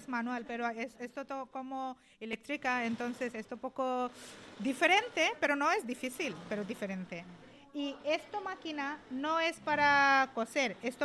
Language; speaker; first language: Spanish; non-native, learner; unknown